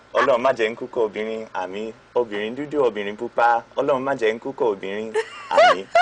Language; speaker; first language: Yoruba; non-native, fluent; English